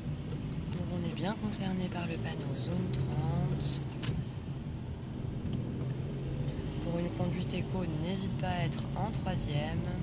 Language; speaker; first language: French; native; French